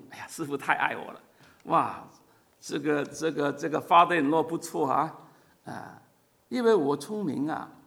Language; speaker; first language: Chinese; non-native, local second language; Cantonese